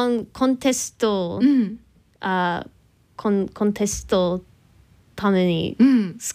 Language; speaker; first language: Japanese; non-native, learner; English